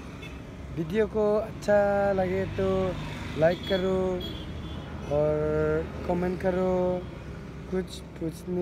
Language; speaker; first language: Hindi; non-native, local second language; Garo